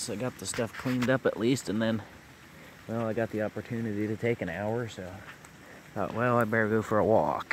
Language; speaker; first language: English; native; English